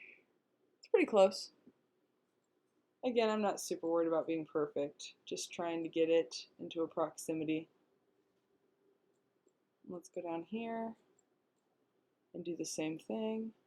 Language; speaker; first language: English; native; English